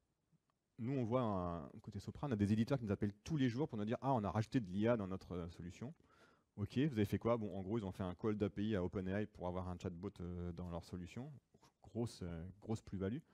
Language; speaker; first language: French; native; French